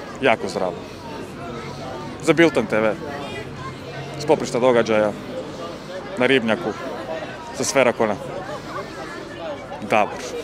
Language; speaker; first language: Croatian; native; Croatian